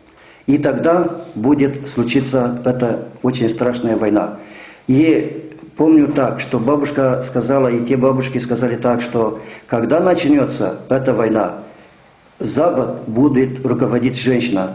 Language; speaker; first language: Russian; non-native, local second language; Romanian